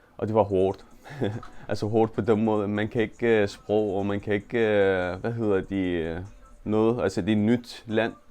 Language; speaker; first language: Danish; non-native, fluent; Turkish